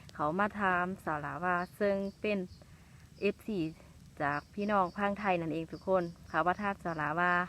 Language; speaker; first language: Lao; non-native, local second language; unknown